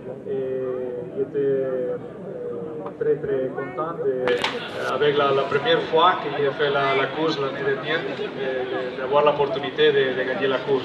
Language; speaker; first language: French; non-native, fluent; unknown